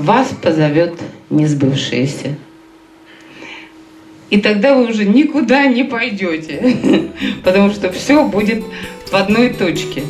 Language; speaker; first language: Russian; native; Russian